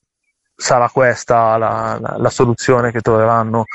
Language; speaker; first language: Italian; native; Italian